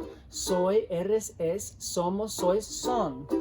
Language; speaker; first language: Spanish; non-native, fluent; English